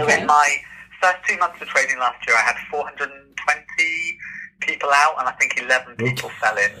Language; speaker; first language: English; native; English